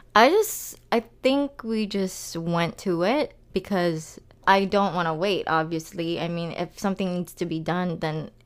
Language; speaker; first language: English; non-native, local second language; Filipino